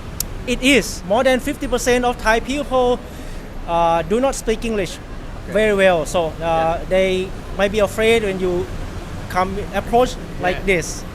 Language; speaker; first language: English; non-native, learner; Thai